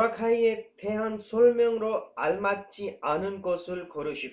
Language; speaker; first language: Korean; non-native, learner; Urdu